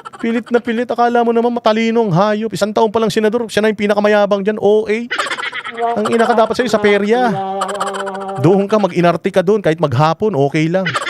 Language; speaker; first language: Filipino; native; Filipino